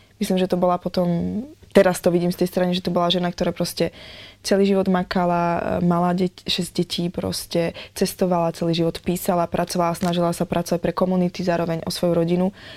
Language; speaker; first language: Slovak; native; Slovak